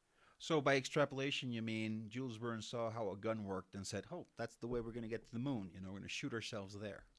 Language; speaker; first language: English; non-native, fluent; Spanish